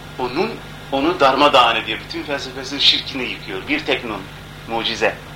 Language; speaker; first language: Turkish; non-native, local second language; Kurdish